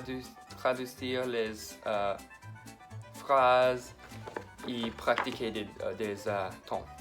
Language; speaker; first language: French; non-native, learner; English